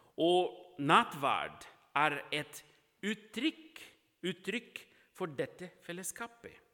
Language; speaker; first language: Norwegian; non-native, fluent; Portuguese